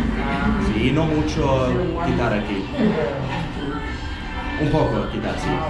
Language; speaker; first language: Spanish; non-native, learner; English